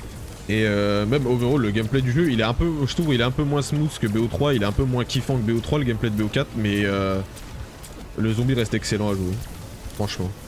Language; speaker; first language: French; native; French